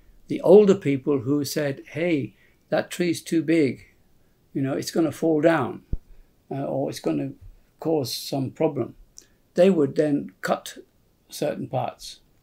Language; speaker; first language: English; native; English